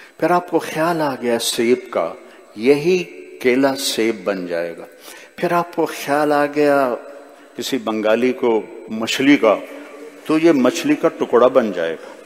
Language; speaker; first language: Urdu; non-native, local second language; Punjabi